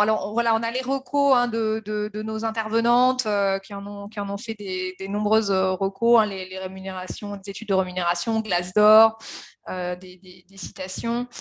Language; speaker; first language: French; native; French